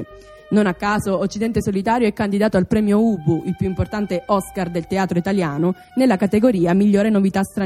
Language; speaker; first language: Italian; native; Italian